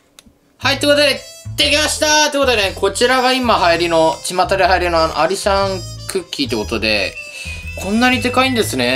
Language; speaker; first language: Japanese; native; Japanese